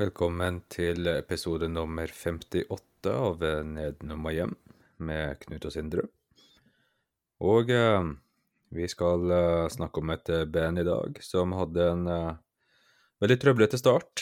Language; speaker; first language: Norwegian; native; Norwegian